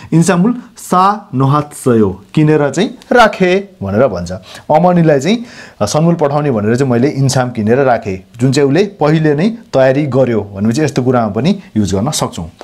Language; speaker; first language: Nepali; non-native, local second language; Gurung